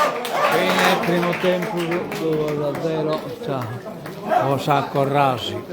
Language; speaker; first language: Italian; native; Italian